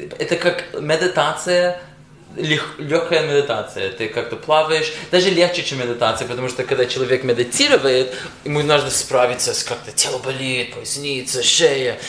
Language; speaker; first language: Russian; non-native, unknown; English